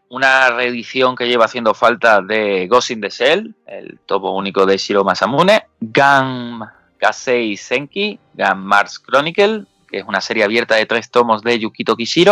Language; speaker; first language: Spanish; native; Spanish